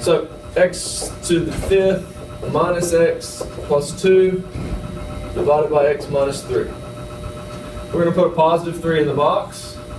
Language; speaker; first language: English; native; English